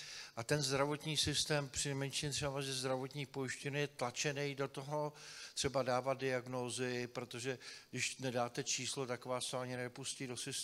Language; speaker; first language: Czech; native; Czech